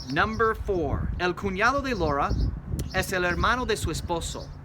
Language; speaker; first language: Spanish; non-native, fluent; English